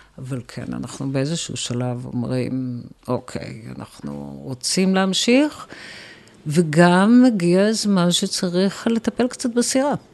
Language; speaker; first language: Hebrew; native; Hebrew